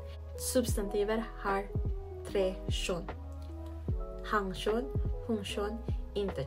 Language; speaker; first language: Norwegian; non-native, fluent; Filipino